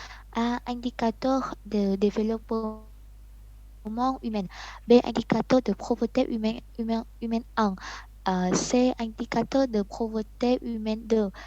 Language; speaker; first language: French; non-native, learner; Vietnamese